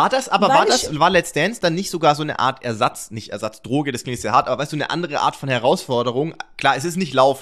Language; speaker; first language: German; native; German